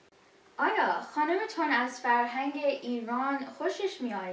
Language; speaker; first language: Persian; early bilingual, heritage; English